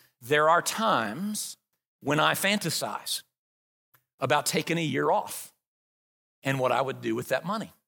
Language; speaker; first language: English; native; English